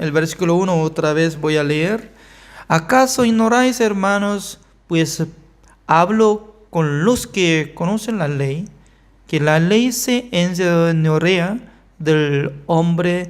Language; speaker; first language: Spanish; non-native, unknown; Korean